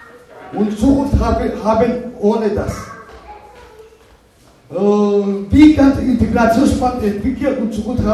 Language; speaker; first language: German; non-native, learner; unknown